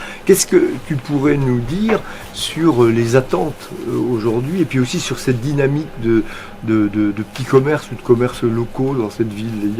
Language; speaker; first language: French; native; French